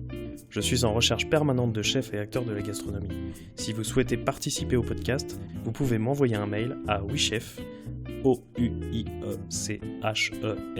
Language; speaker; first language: French; native; French